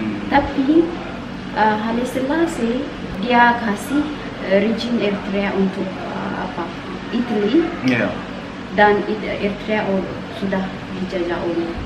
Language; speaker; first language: Indonesian; non-native, learner; Amharic